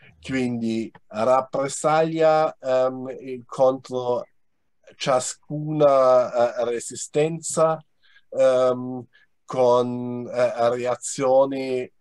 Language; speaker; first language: Italian; non-native, fluent; German